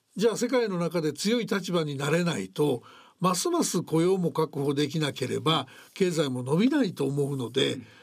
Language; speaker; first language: Japanese; native; Japanese